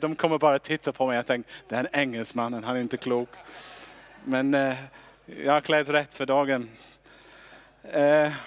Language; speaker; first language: Swedish; non-native, fluent; English